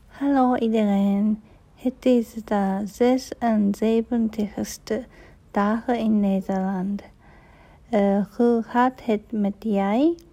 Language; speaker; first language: Dutch; non-native, learner; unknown